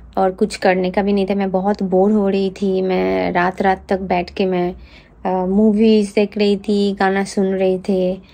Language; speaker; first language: Hindi; non-native, local second language; Bangla